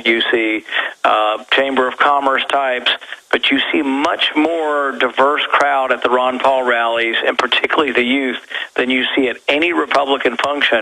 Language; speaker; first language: English; native; English